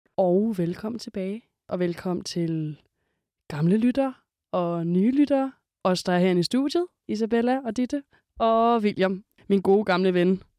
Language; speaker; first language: Danish; native; Danish